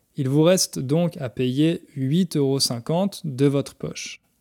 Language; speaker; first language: French; native; French